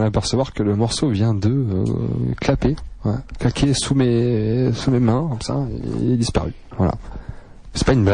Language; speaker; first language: French; native; French